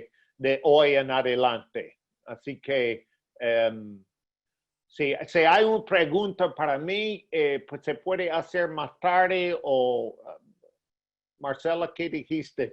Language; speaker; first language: Spanish; non-native, fluent; English